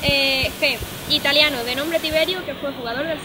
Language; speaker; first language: Spanish; native; Spanish